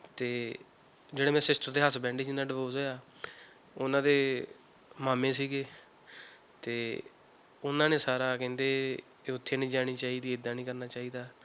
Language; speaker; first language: Punjabi; native; Punjabi